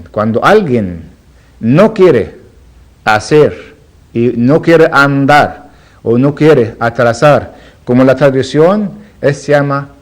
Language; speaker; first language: Spanish; non-native, learner; Arabic